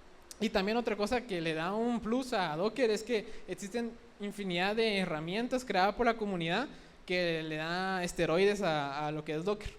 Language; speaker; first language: Spanish; native; Spanish